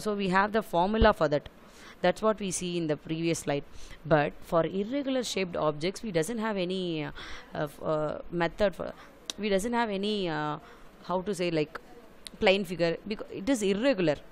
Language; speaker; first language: English; non-native, local second language; Tamil